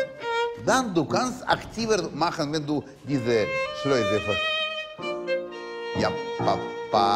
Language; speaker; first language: German; non-native, learner; Russian